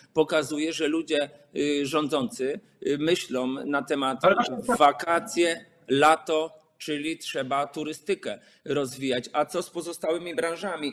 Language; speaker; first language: Polish; native; Polish